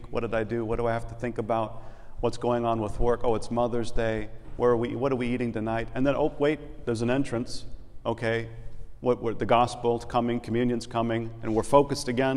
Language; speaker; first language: English; native; English